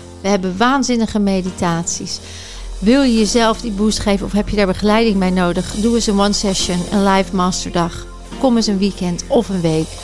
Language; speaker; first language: Dutch; native; Dutch